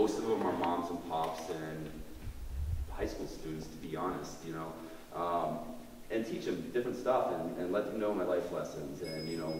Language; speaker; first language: English; native; English